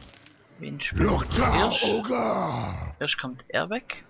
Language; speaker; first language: German; native; German